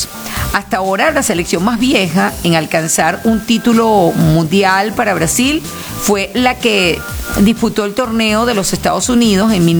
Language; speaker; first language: Spanish; native; Spanish